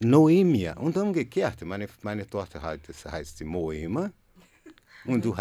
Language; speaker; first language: German; non-native, learner; Portuguese